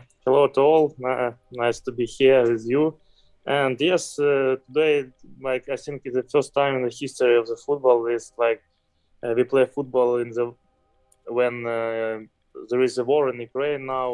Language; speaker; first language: English; non-native, fluent; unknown